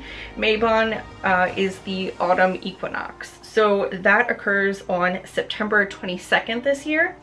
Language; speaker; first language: English; native; English